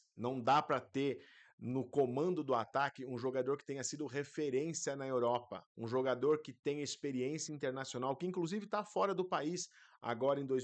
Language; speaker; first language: Portuguese; native; Portuguese